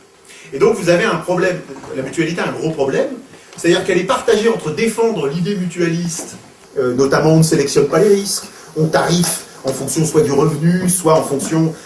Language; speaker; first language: French; native; French